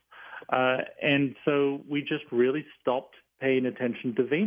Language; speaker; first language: English; native; English